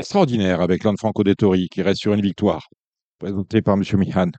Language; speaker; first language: French; native; French